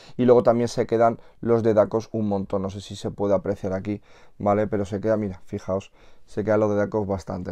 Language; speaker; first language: Spanish; native; Spanish